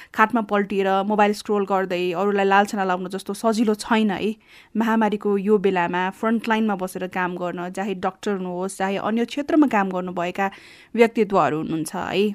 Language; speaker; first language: Nepali; native; Nepali